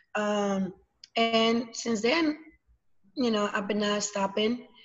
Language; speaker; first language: English; non-native, learner; Spanish